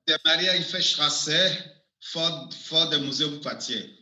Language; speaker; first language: German; non-native, fluent; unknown